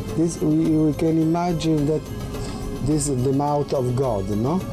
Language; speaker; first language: English; non-native, learner; Italian